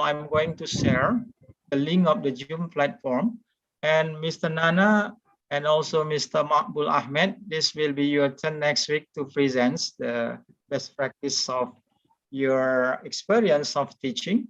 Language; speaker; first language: English; non-native, fluent; Indonesian